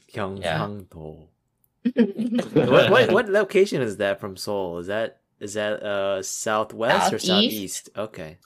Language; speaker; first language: English; early bilingual, other home language; Korean